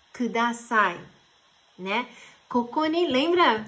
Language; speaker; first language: Portuguese; early bilingual, heritage; Japanese